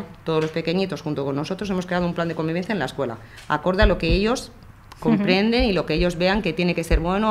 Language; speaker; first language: Spanish; native; Spanish